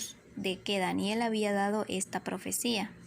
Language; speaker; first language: Spanish; native; Spanish